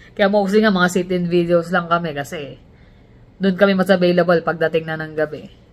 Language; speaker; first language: Filipino; native; Filipino